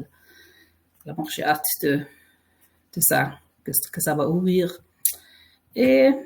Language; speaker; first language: French; non-native, fluent; Faroese